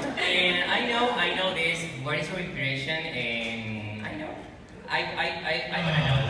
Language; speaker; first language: English; non-native, learner; Spanish